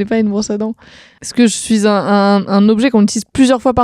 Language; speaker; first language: French; native; French